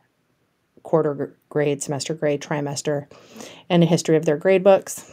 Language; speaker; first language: English; native; English